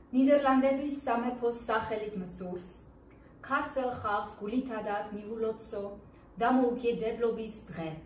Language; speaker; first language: Georgian; non-native, learner; Dutch